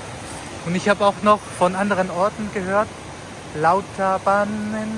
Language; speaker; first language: German; non-native, fluent; Spanish